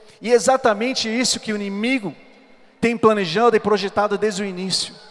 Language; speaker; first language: Portuguese; non-native, fluent; English